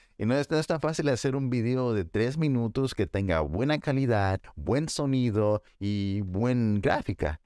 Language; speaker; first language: Spanish; early bilingual, heritage; Spanish